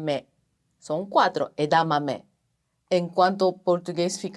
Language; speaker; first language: Portuguese; non-native, fluent; Japanese